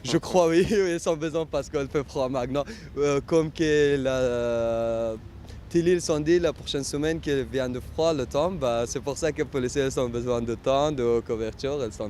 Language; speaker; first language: French; non-native, learner; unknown